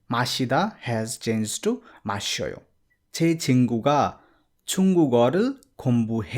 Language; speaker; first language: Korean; non-native, fluent; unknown